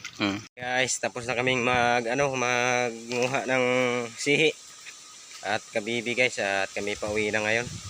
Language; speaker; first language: Filipino; non-native, local second language; Masbatenyo